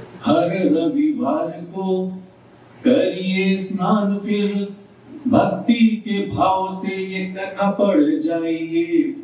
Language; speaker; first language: Hindi; native; Hindi